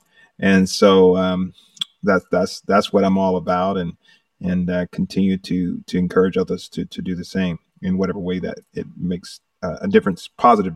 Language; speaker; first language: English; native; English